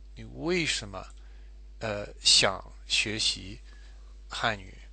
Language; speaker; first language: Chinese; non-native, fluent; English